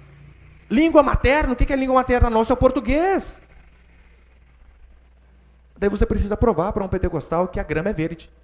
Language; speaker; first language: Portuguese; native; Portuguese